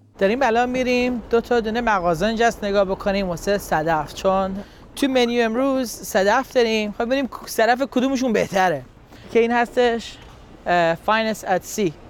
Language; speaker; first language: Persian; native; Persian